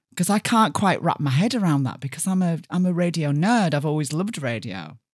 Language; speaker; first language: English; native; English